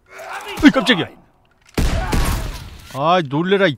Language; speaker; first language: Korean; native; Korean